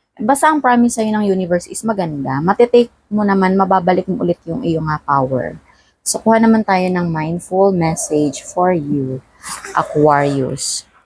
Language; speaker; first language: Filipino; non-native, local second language; Cebuano